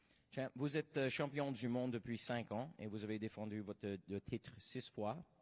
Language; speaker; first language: French; non-native, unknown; English